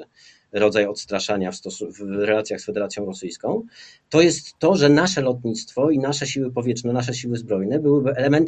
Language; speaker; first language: Polish; native; Polish